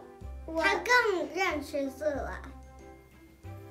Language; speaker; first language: Chinese; early bilingual, heritage; Chinese